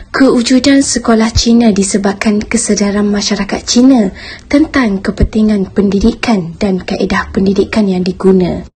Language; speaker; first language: Malay; native; Malay